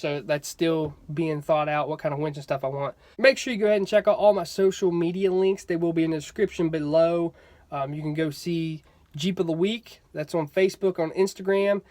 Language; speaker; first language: English; native; English